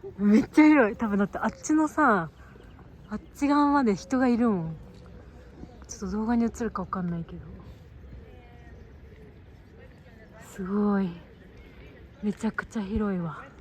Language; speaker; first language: Japanese; native; Japanese